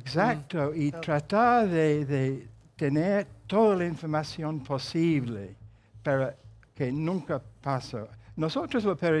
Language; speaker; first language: Spanish; non-native, fluent; English